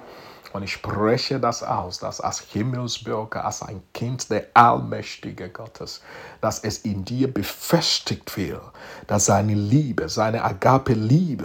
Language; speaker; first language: German; non-native, fluent; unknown